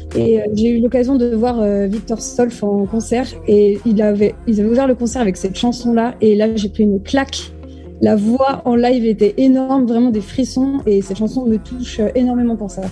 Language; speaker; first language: French; native; French